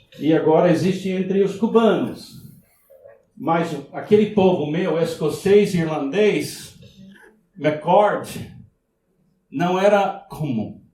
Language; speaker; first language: Portuguese; non-native, fluent; English